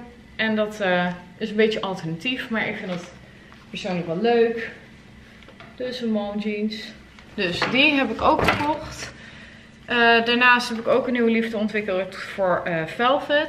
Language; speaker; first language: Dutch; native; Dutch